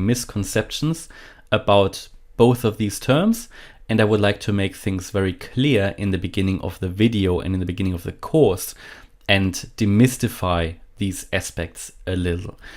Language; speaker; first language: English; non-native, fluent; German